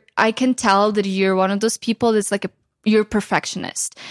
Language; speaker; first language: English; non-native, fluent; Ukrainian